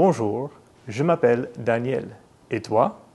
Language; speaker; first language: French; non-native, fluent; English